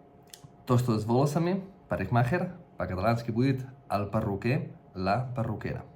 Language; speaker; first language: Russian; non-native, fluent; Catalan